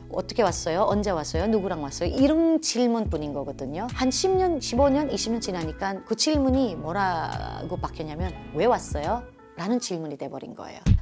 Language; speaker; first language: Korean; non-native, fluent; Filipino